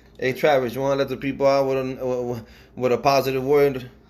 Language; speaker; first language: English; early bilingual, other home language; Spanish